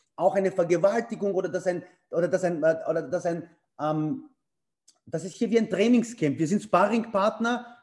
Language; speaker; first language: German; early bilingual, other home language; Bulgarian